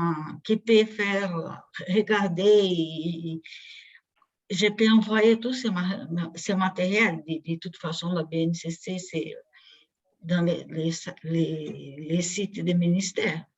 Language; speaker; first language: French; non-native, fluent; Portuguese